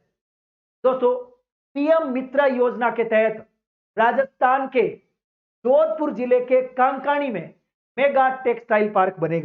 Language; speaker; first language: Hindi; native; Hindi